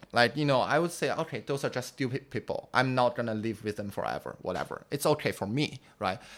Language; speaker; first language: English; non-native, fluent; Chinese